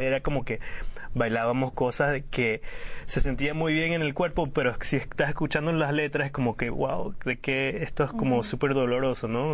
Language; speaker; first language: Spanish; early bilingual, heritage; Spanish